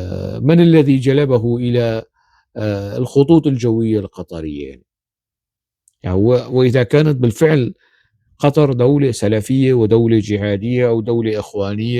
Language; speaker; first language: Arabic; non-native, local second language; Kurdish